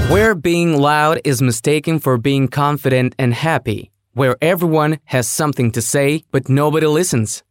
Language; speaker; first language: English; non-native, fluent; Russian